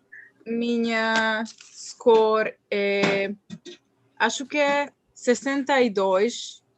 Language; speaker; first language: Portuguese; non-native, learner; English